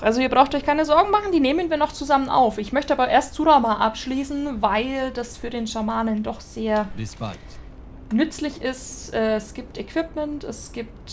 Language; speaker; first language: German; native; German